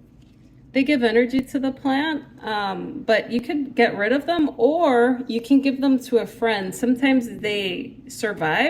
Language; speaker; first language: English; native; English